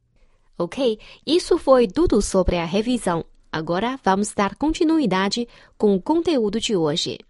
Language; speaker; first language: Portuguese; non-native, fluent; Chinese